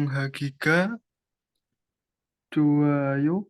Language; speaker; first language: Korean; non-native, learner; Indonesian